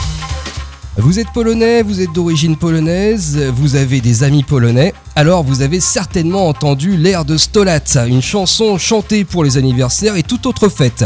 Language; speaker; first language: French; native; French